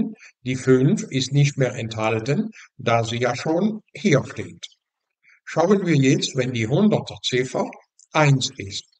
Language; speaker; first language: German; non-native, fluent; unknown